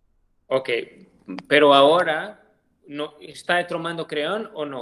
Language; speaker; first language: Spanish; non-native, learner; Portuguese